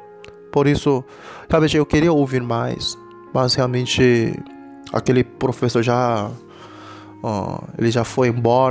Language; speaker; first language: Portuguese; non-native, learner; Korean